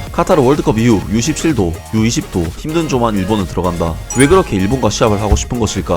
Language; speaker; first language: Korean; native; Korean